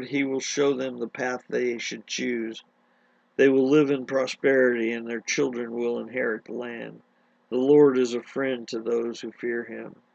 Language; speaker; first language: English; native; English